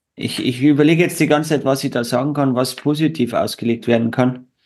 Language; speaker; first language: German; native; German